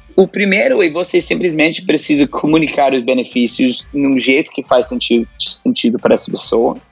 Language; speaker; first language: Portuguese; non-native, fluent; English